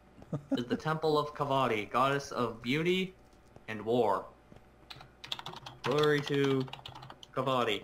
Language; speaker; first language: English; native; English